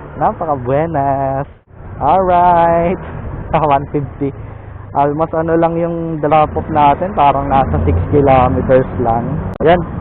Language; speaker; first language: Filipino; native; Filipino